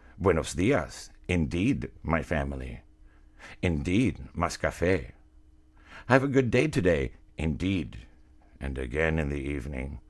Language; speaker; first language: English; early bilingual, other home language; Spanish